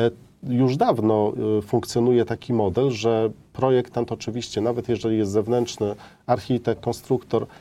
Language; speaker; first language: Polish; native; Polish